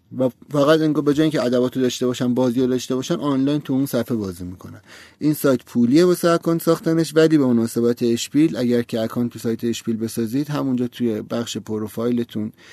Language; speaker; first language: Persian; native; Persian